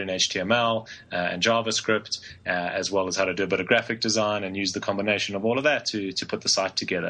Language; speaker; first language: English; native; English